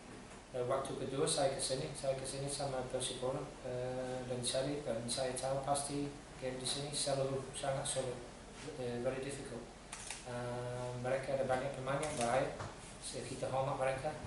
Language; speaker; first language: Indonesian; non-native, fluent; English